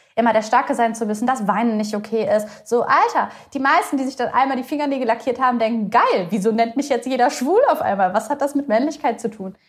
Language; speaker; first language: German; early bilingual, other home language; Bulgarian